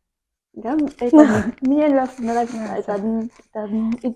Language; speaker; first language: Russian; non-native, learner; Vietnamese